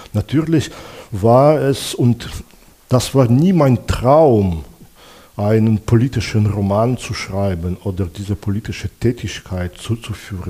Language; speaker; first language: German; non-native, fluent; Belarusian